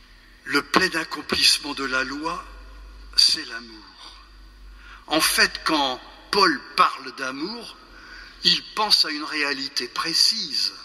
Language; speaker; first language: French; native; French